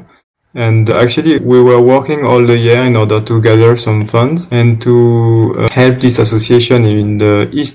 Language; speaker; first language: English; non-native, fluent; French